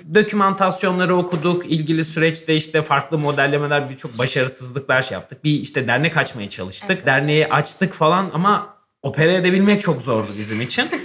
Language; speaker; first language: Turkish; native; Turkish